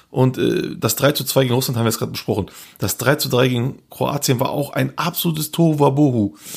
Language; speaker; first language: German; early bilingual, other home language; Turkish